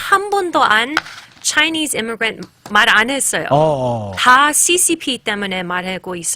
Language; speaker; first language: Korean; early bilingual, heritage; English